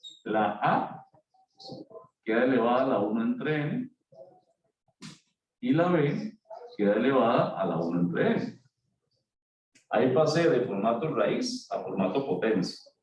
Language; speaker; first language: Spanish; native; Spanish